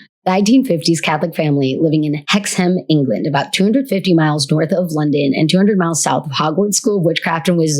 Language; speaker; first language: English; native; English